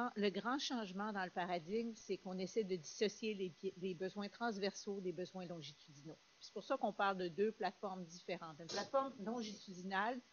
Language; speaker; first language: French; native; French